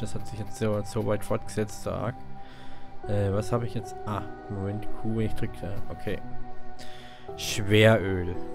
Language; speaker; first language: German; native; German